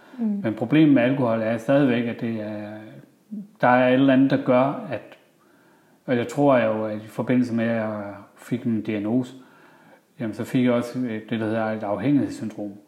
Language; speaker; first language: Danish; early bilingual, other home language; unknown